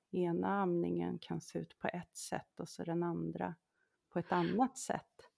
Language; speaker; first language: Swedish; native; Swedish